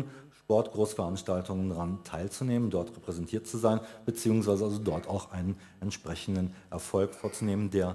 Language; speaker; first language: German; native; German